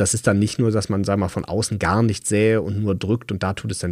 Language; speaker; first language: German; native; German